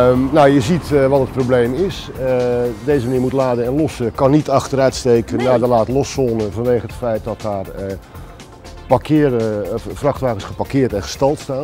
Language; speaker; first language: Dutch; native; Dutch